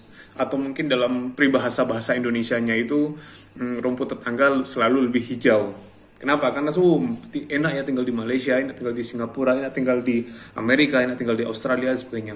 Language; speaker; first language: Indonesian; non-native, local second language; Javanese